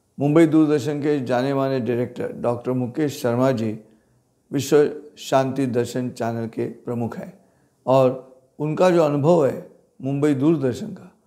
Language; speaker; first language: Hindi; non-native, local second language; Marathi